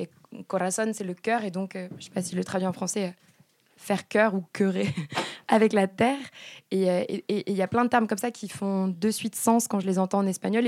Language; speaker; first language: French; native; French